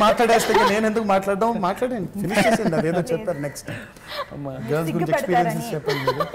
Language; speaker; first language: Telugu; native; Telugu